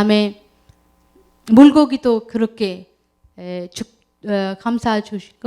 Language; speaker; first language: Korean; non-native, learner; Urdu